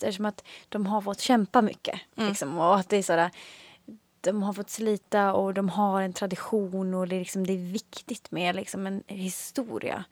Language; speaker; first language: Swedish; native; Swedish